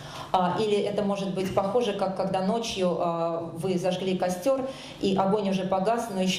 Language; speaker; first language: Russian; native; Russian